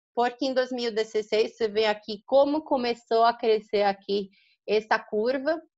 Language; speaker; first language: Portuguese; non-native, fluent; Spanish